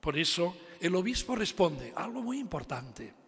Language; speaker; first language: Spanish; non-native, local second language; Catalan